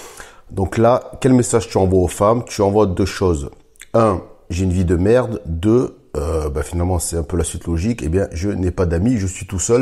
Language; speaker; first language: French; native; French